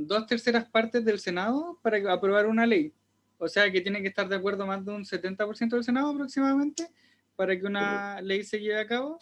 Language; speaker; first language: Spanish; native; Spanish